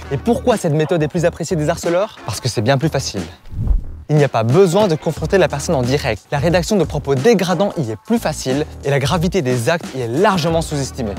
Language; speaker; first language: French; early bilingual, other home language; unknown